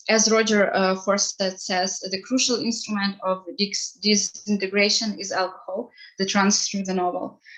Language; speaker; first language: English; non-native, fluent; Ukrainian